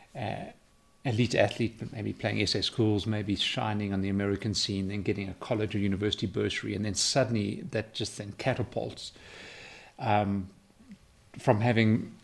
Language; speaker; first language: English; native; English